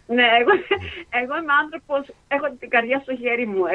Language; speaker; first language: Greek; early bilingual, heritage; Greek